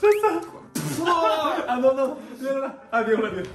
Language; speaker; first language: French; non-native, learner; Korean